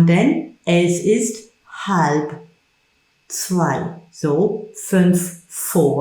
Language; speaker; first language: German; non-native, fluent; English